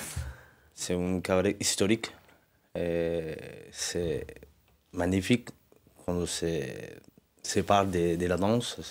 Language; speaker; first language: French; non-native, learner; Spanish